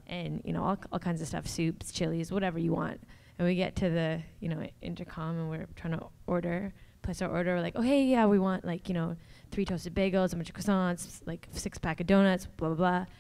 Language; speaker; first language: English; native; English